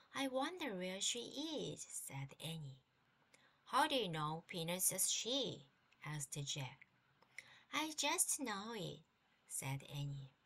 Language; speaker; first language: English; non-native, fluent; Korean